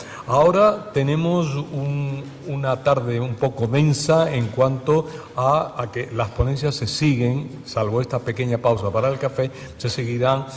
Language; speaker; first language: Spanish; native; Spanish